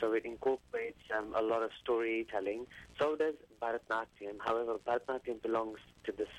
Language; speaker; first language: English; native; English